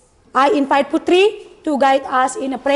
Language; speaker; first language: English; non-native, learner; Indonesian